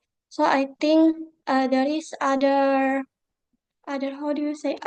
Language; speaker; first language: English; non-native, local second language; Indonesian